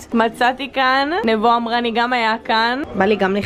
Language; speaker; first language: Hebrew; native; Hebrew